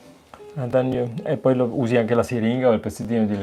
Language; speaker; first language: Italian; non-native, fluent; German